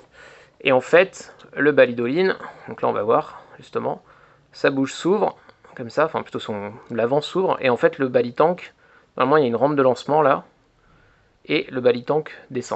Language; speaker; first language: French; native; French